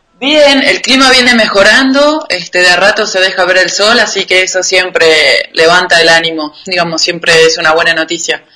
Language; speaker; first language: Spanish; native; Spanish